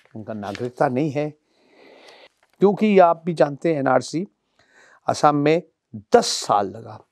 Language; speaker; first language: Hindi; non-native, local second language; Bangla